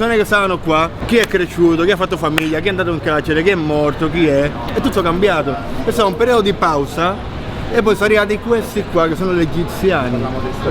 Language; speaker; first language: Italian; native; Italian